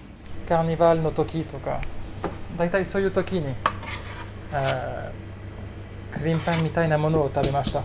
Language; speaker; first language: Japanese; non-native, learner; French